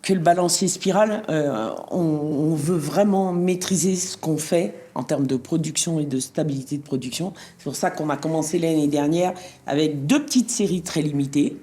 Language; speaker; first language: French; native; French